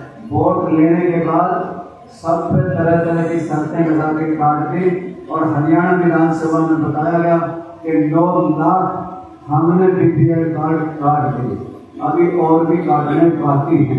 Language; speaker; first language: Hindi; native; Hindi